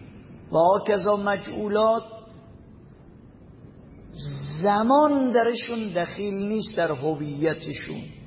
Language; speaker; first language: Persian; native; Persian